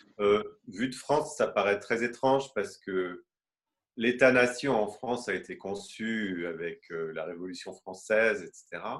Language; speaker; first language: French; native; French